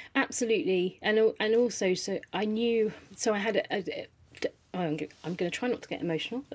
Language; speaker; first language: English; native; English